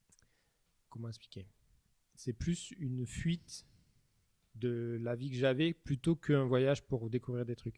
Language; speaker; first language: French; native; French